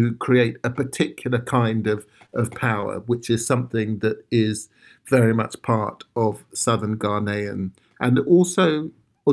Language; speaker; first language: English; native; English